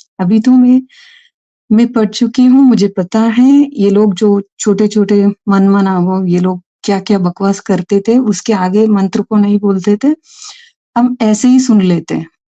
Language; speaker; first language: Hindi; non-native, local second language; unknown